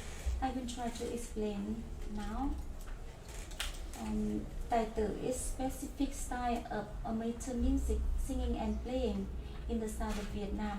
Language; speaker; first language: English; non-native, learner; Vietnamese